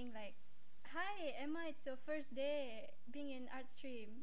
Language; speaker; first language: English; non-native, local second language; Malay